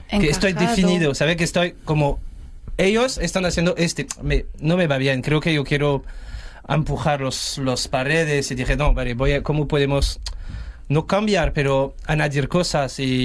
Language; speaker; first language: Spanish; non-native, fluent; French